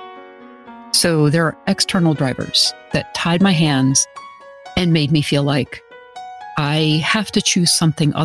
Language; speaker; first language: English; native; English